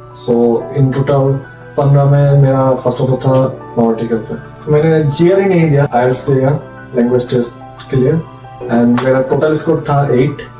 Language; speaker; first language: Hindi; non-native, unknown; Bangla